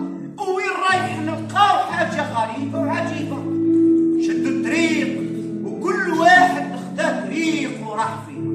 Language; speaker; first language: Arabic; native; Arabic